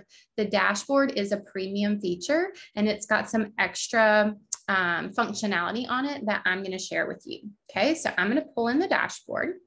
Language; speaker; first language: English; native; English